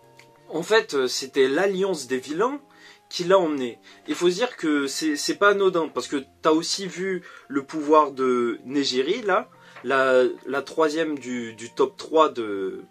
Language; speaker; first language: French; native; French